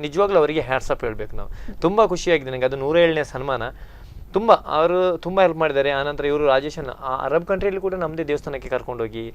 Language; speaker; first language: Kannada; non-native, local second language; Tulu